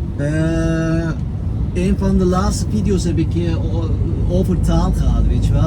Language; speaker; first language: Dutch; non-native, fluent; Turkish